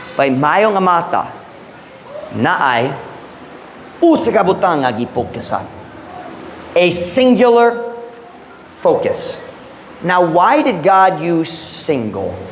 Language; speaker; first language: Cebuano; non-native, fluent; English